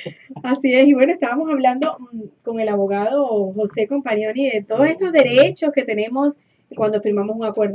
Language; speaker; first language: Spanish; native; Spanish